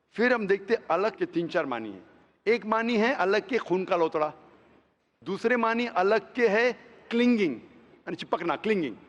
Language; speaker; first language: Hindi; non-native, local second language; Konkani